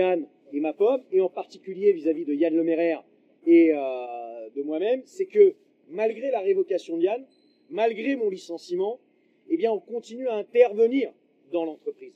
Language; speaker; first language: French; native; French